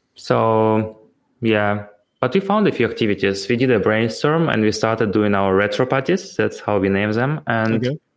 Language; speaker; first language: English; non-native, fluent; Ukrainian